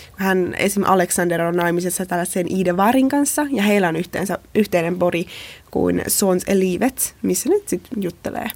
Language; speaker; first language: Finnish; native; Finnish